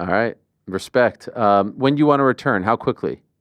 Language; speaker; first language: English; native; English